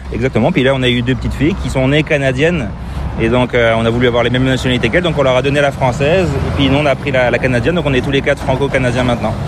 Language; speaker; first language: French; native; French